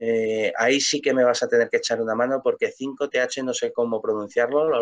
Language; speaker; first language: Spanish; native; Spanish